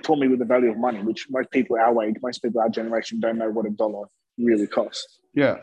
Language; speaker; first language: English; native; English